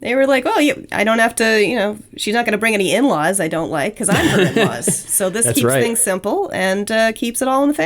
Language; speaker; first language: English; native; English